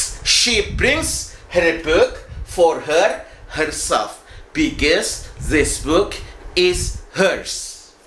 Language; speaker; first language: English; non-native, fluent; Indonesian